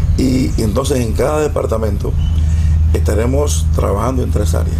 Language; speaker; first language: Spanish; native; Spanish